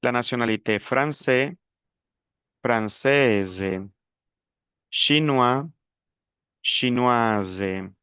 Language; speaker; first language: French; non-native, fluent; Spanish